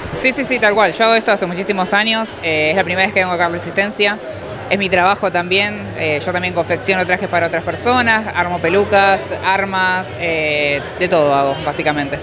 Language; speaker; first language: Spanish; native; Spanish